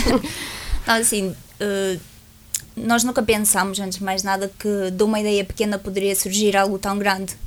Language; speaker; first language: Portuguese; non-native, fluent; Ukrainian